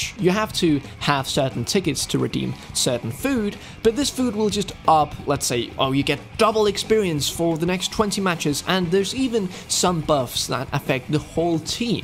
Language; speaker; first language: English; non-native, fluent; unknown